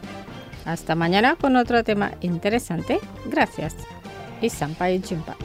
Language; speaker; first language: Spanish; non-native, fluent; Indonesian